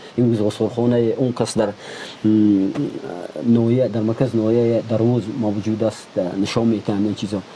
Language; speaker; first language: Tajik; non-native, local second language; Shughni